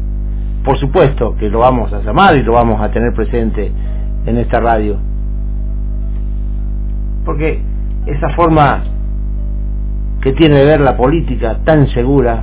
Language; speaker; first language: Spanish; native; Spanish